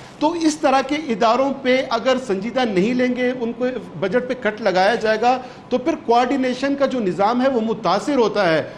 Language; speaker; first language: Urdu; non-native, local second language; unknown